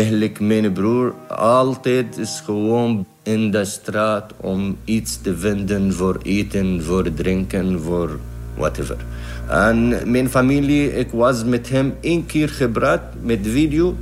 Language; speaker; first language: Dutch; non-native, learner; Arabic